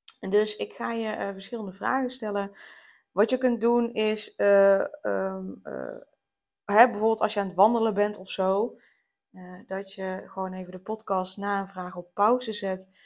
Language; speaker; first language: Dutch; native; Dutch